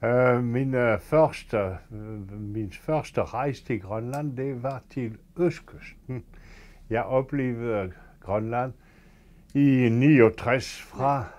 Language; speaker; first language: Danish; non-native, fluent; French